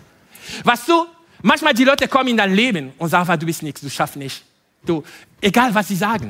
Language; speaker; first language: German; non-native, fluent; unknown